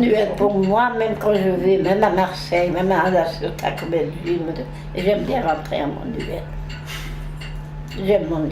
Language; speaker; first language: French; non-native, learner; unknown